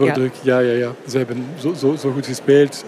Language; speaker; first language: Dutch; non-native, local second language; French